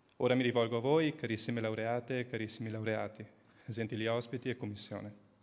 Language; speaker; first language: Italian; native; Italian